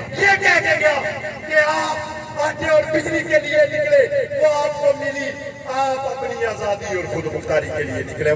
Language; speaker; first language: Urdu; non-native, local second language; Pahari-Potwari